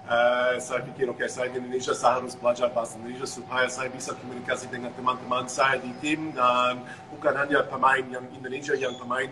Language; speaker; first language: Indonesian; non-native, fluent; English